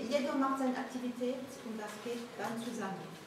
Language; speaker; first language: German; non-native, learner; French